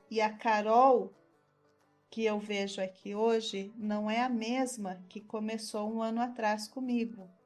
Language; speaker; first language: Portuguese; native; Portuguese